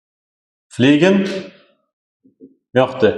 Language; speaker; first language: German; non-native, learner; Uzbek